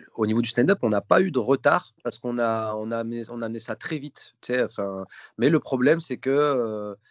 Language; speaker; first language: French; native; French